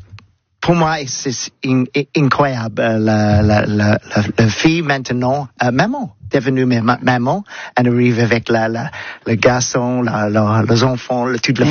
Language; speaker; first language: French; non-native, learner; English